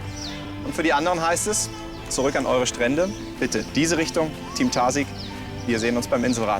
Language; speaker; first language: German; native; German